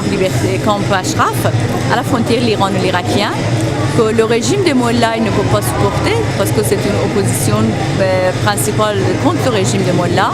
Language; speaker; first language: French; non-native, fluent; Persian